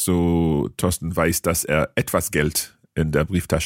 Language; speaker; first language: German; non-native, learner; English